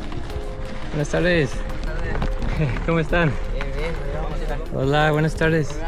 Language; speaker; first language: Spanish; non-native, learner; English